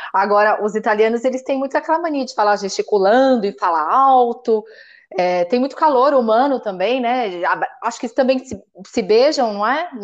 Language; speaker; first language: Portuguese; native; Portuguese